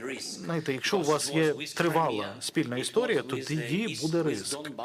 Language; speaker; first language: Ukrainian; non-native, local second language; Russian